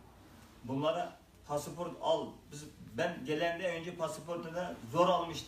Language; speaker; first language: Turkish; non-native, learner; Uyghur